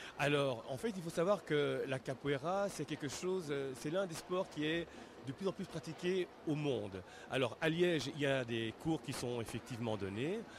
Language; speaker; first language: French; native; French